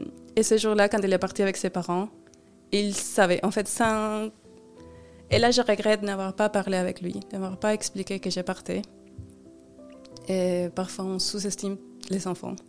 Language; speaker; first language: French; non-native, fluent; Spanish